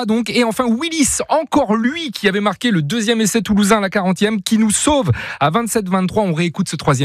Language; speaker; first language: French; native; French